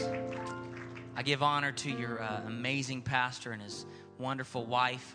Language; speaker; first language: English; native; English